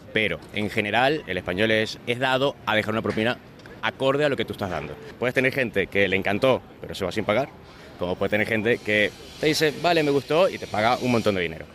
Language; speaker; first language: Spanish; native; Spanish